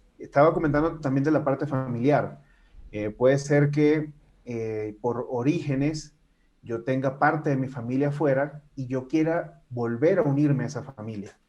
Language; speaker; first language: Spanish; native; Spanish